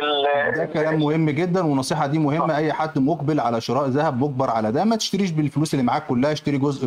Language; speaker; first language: Arabic; native; Arabic